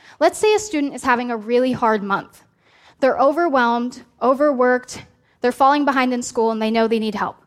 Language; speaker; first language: English; native; English